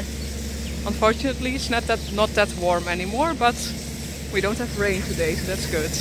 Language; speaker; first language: English; non-native, fluent; Dutch